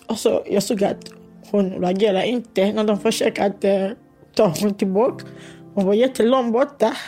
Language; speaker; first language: Swedish; non-native, learner; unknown